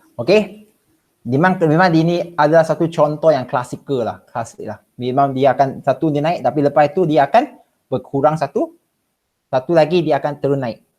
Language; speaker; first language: Malay; non-native, local second language; Chinese